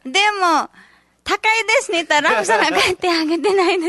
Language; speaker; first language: Japanese; non-native, learner; Nepali